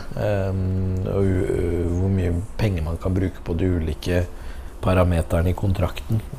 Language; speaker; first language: Norwegian; native; Norwegian